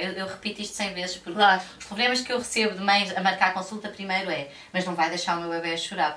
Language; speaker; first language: Portuguese; native; Portuguese